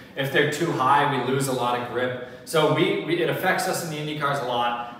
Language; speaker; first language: English; native; English